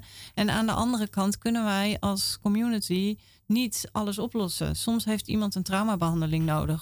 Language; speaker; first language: Dutch; native; Dutch